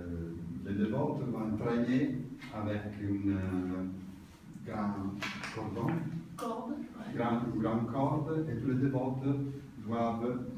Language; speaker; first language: French; non-native, learner; Italian